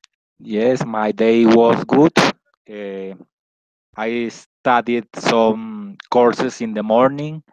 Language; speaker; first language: English; non-native, fluent; Spanish